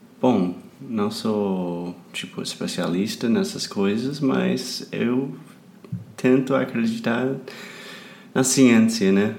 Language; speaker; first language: Portuguese; non-native, fluent; English